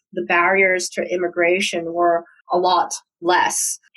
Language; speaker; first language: English; non-native, local second language; Cantonese